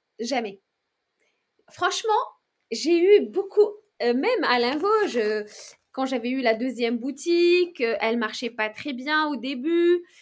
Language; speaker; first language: French; non-native, local second language; Arabic